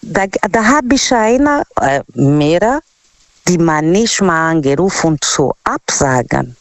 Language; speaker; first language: German; non-native, learner; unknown